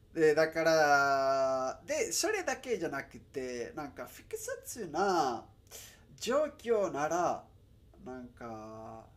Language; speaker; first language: Japanese; non-native, learner; Spanish